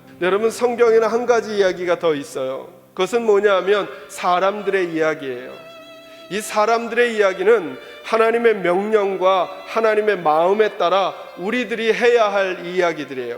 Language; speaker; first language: Korean; native; Korean